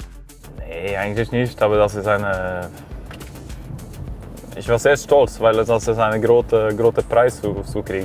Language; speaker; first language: German; non-native, fluent; Norwegian